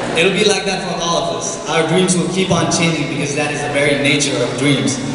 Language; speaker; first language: English; non-native, local second language; Nepali